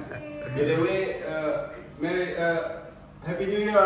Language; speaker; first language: English; non-native, learner; Indonesian